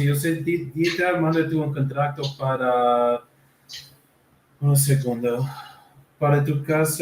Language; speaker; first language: Spanish; non-native, learner; English